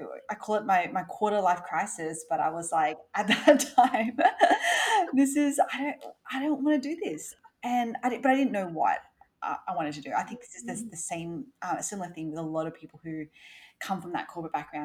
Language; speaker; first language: English; native; English